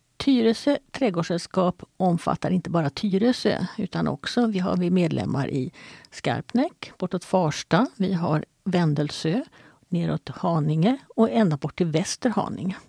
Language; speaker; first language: Swedish; native; Swedish